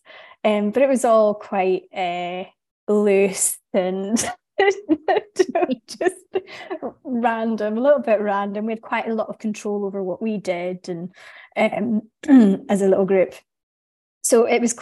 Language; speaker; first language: English; native; English